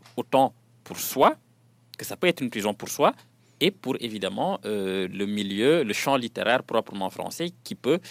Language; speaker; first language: French; non-native, local second language; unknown